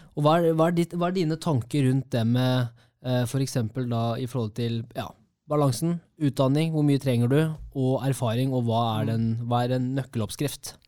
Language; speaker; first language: Norwegian; native; Norwegian